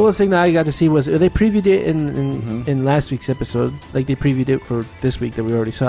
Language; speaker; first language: English; native; English